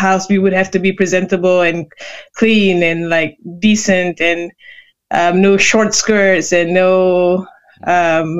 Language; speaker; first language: English; non-native, local second language; Malay